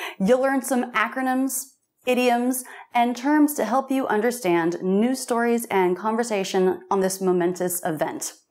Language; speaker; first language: English; native; English